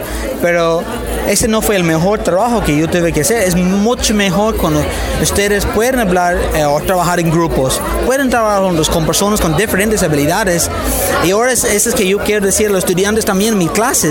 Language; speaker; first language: Spanish; non-native, fluent; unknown